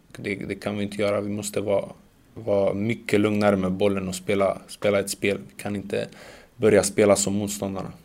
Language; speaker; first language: Swedish; early bilingual, other home language; Macedonian